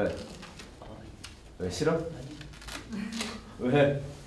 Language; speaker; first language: Korean; native; Korean